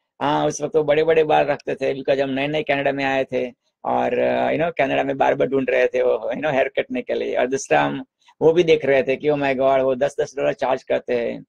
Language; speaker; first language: Hindi; non-native, local second language; Gujarati